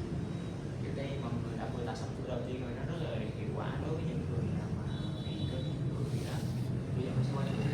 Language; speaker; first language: Vietnamese; native; Vietnamese